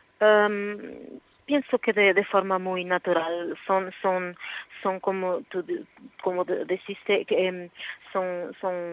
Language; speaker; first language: Spanish; non-native, learner; Portuguese